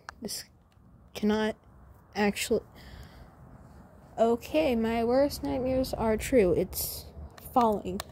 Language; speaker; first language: English; native; English